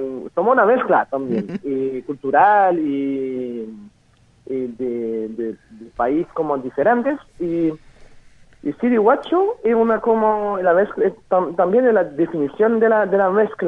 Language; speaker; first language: Spanish; non-native, fluent; French